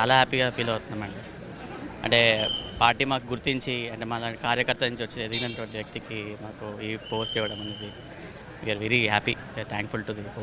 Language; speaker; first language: Telugu; native; Telugu